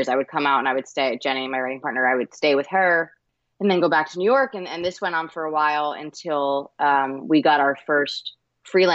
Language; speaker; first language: English; native; English